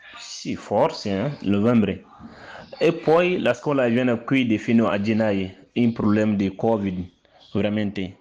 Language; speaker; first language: Italian; non-native, learner; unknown